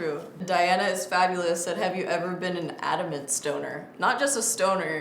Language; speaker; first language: English; native; English